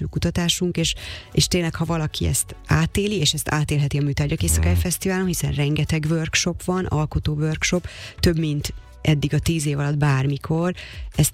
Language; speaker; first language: Hungarian; native; Hungarian